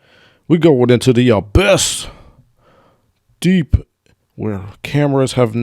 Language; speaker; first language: English; native; English